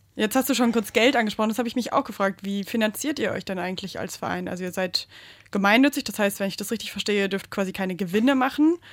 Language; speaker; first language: German; native; German